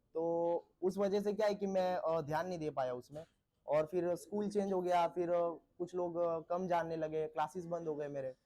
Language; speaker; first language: Hindi; non-native, local second language; Marathi